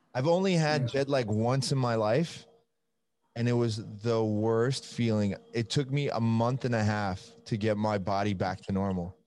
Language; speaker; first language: English; non-native, fluent; Italian